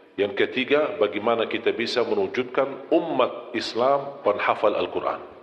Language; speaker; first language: Malay; non-native, fluent; Arabic